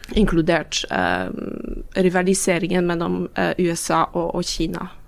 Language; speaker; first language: Norwegian; non-native, fluent; Polish